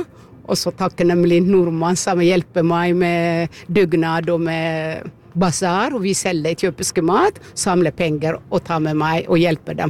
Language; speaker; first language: Norwegian; non-native, learner; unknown